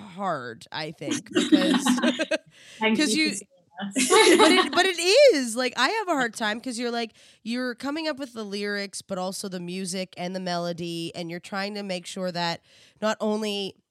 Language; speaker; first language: English; native; English